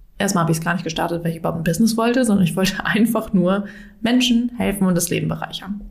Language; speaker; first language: German; native; German